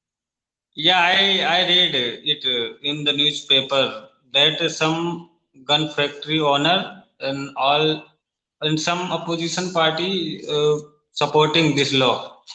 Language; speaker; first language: English; non-native, learner; Hindi